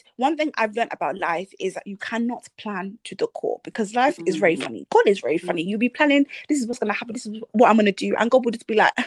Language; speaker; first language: English; early bilingual, other home language; Yoruba